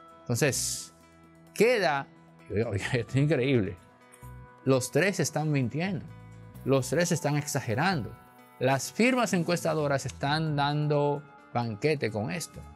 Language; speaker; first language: Spanish; native; Spanish